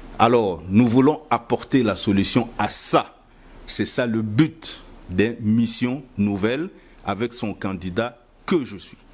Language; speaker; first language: French; non-native, local second language; Lingala